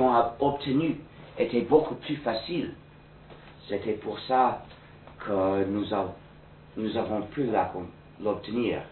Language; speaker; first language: French; non-native, fluent; English